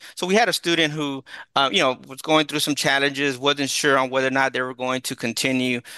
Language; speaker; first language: English; early bilingual, other home language; Spanish